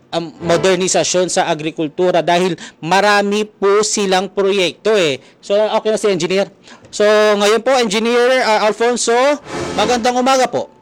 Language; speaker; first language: Filipino; native; Filipino